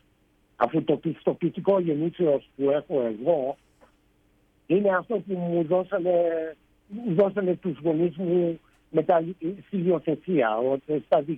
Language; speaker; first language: Greek; early bilingual, heritage; Greek